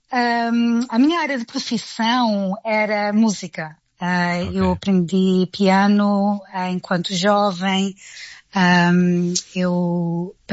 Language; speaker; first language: Portuguese; native; Portuguese